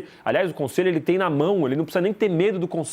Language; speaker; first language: Portuguese; native; Portuguese